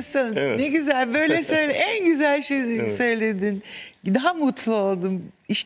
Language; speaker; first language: Turkish; native; Turkish